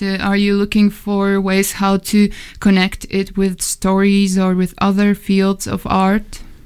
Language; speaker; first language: English; non-native, fluent; Latvian